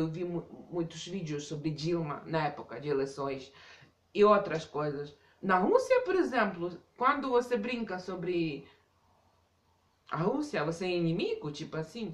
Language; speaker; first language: Portuguese; non-native, fluent; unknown